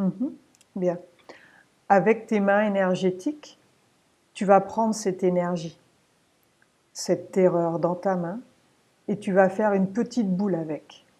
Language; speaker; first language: French; native; French